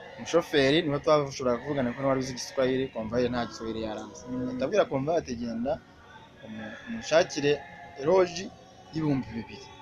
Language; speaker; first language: Kinyarwanda; early bilingual, heritage; Swahili